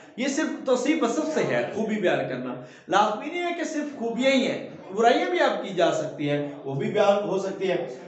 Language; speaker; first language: Urdu; non-native, local second language; Punjabi